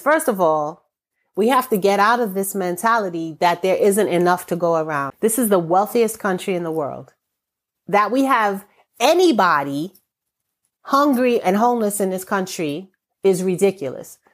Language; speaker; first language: English; native; English